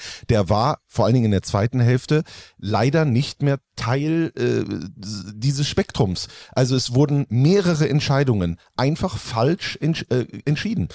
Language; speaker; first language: German; native; German